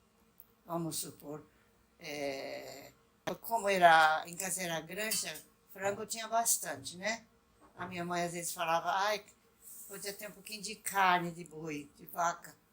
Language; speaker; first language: Portuguese; non-native, local second language; Japanese